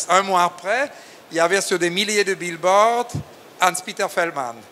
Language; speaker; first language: French; native; French